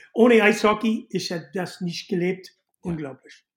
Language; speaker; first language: German; non-native, learner; English